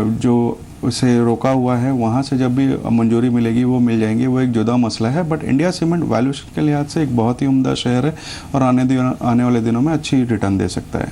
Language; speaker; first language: Hindi; native; Hindi